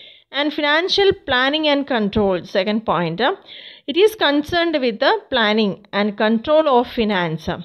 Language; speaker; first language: English; non-native, local second language; Malayalam